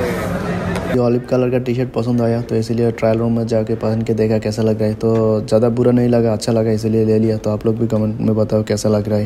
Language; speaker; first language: Hindi; non-native, learner; Bangla